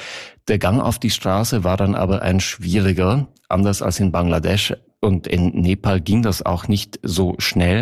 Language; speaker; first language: German; native; German